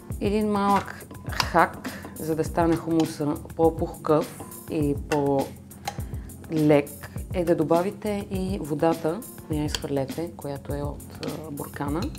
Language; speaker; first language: Bulgarian; early bilingual, other home language; Arabic